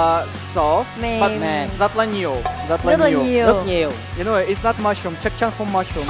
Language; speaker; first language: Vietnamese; non-native, learner; Russian